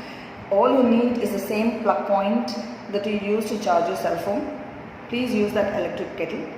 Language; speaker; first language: English; non-native, local second language; Tamil